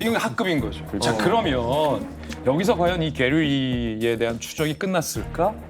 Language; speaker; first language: Korean; native; Korean